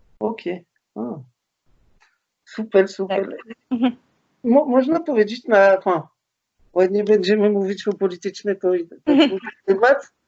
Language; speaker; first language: Polish; non-native, learner; French